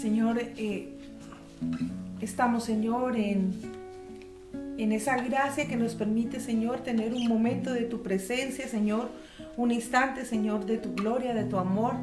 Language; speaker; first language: Spanish; native; Spanish